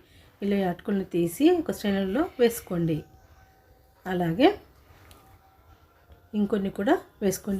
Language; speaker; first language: Telugu; native; Telugu